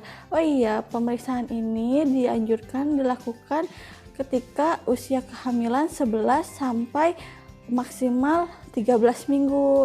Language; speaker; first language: Indonesian; native; Indonesian